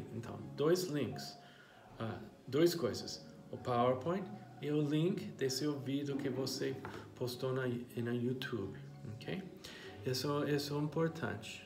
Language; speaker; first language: Portuguese; non-native, fluent; English